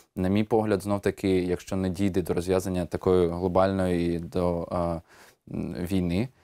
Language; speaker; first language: Ukrainian; native; Ukrainian